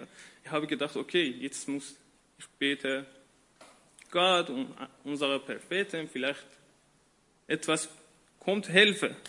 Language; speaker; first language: German; non-native, learner; Persian